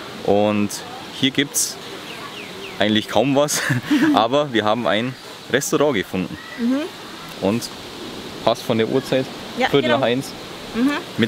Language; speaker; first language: German; native; German